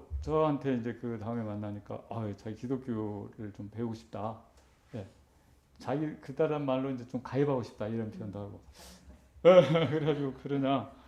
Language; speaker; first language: Korean; native; Korean